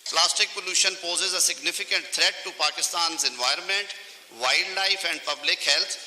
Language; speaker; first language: English; non-native, local second language; Urdu